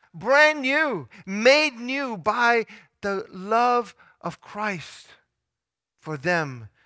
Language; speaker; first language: English; early bilingual, other home language; Italian